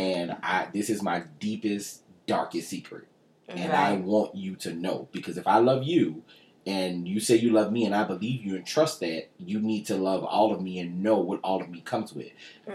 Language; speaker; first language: English; native; English